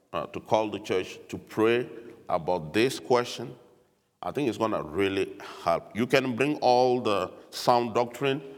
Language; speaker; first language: English; non-native, fluent; French